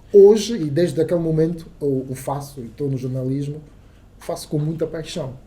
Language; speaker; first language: Portuguese; non-native, local second language; Kongo